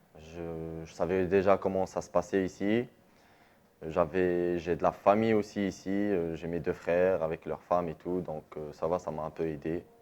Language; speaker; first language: French; non-native, local second language; Arabic